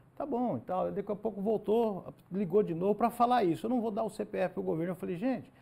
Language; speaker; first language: Portuguese; native; Portuguese